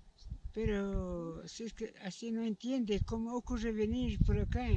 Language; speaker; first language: Spanish; non-native, local second language; Quechua